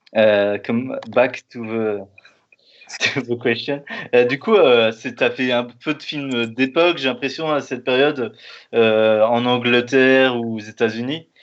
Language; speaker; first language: French; native; French